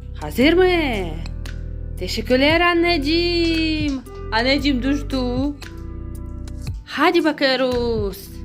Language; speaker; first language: Turkish; non-native, learner; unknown